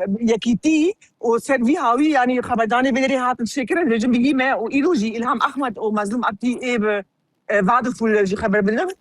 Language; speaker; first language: Kurdish; early bilingual, heritage; Kurdish